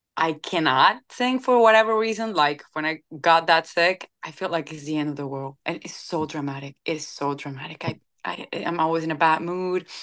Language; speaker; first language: English; non-native, fluent; Spanish